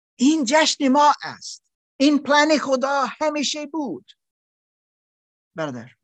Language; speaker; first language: Persian; non-native, learner; German